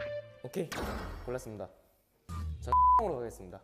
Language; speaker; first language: Korean; native; Korean